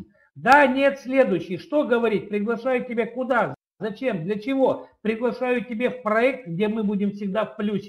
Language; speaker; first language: Russian; native; Russian